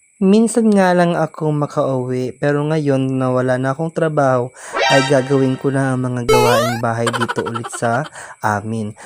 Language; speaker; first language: Filipino; non-native, local second language; Waray